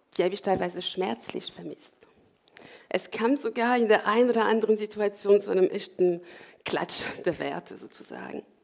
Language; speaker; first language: German; non-native, fluent; French